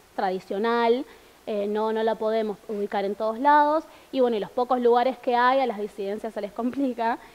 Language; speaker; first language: Spanish; native; Spanish